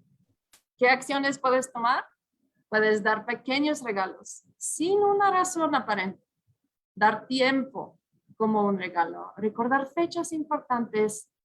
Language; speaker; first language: Spanish; early bilingual, heritage; English